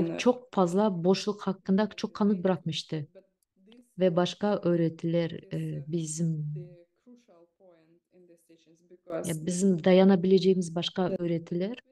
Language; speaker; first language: Turkish; non-native, fluent; Russian